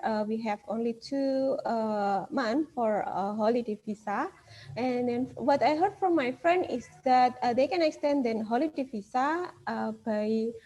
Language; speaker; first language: English; non-native, fluent; Indonesian